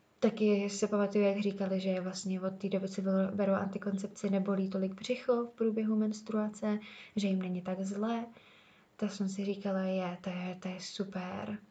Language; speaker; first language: Czech; native; Czech